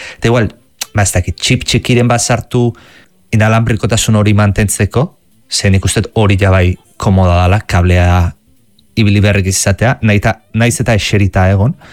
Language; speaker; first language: Basque; native; Basque